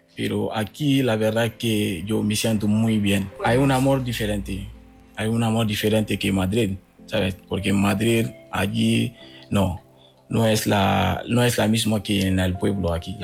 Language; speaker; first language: Spanish; non-native, learner; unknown